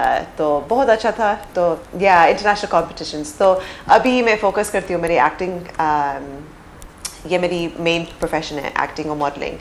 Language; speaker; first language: Hindi; early bilingual, heritage; English